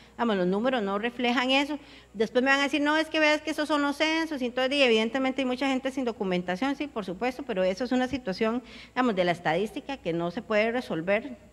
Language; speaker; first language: Spanish; native; Spanish